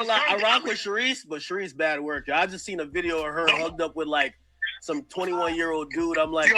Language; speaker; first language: English; native; English